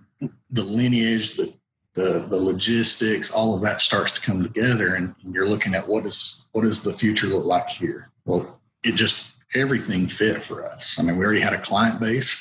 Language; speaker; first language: English; native; English